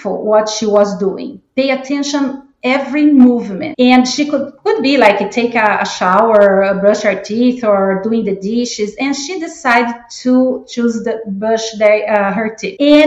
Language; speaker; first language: English; non-native, fluent; Portuguese